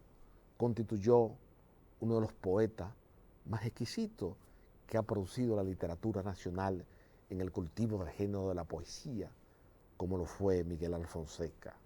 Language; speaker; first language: Spanish; native; Spanish